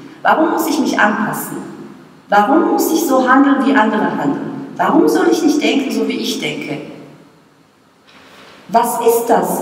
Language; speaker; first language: German; non-native, fluent; Bosnian